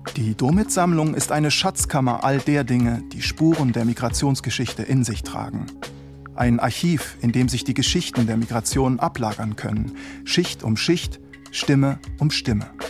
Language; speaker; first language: German; native; German